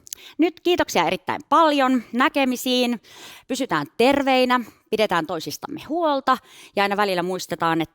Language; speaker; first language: Finnish; native; Finnish